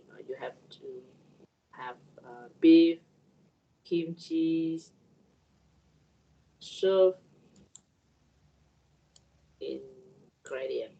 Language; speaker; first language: English; non-native, learner; Vietnamese